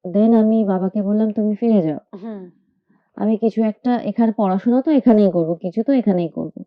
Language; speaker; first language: Bangla; native; Bangla